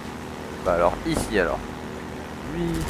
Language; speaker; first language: French; native; French